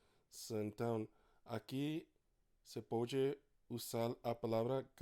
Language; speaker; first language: Portuguese; non-native, fluent; English